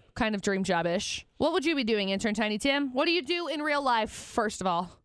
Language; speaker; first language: English; native; English